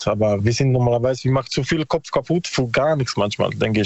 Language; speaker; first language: German; non-native, learner; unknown